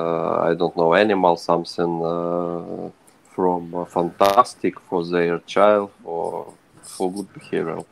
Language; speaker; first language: English; non-native, learner; Ukrainian